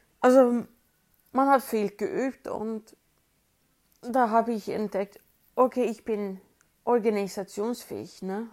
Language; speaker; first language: German; non-native, fluent; Swedish